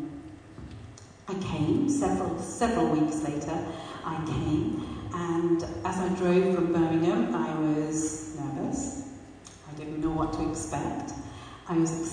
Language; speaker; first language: English; non-native, local second language; Urdu